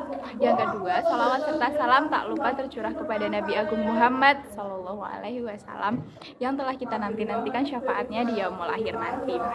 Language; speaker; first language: Indonesian; native; Indonesian